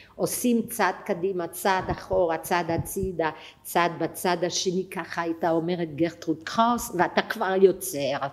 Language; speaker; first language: Hebrew; non-native, fluent; French